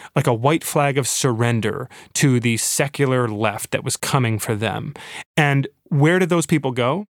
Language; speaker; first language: English; native; English